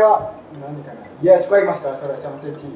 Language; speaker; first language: Japanese; non-native, learner; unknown